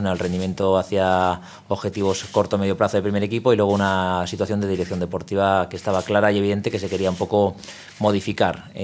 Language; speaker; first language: Spanish; native; Spanish